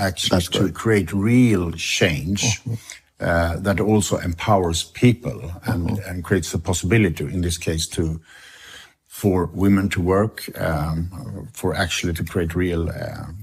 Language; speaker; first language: English; non-native, fluent; Swedish